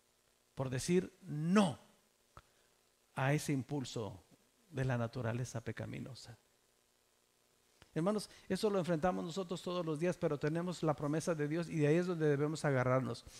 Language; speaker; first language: Spanish; native; Spanish